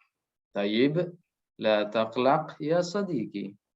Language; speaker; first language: Arabic; non-native, fluent; Indonesian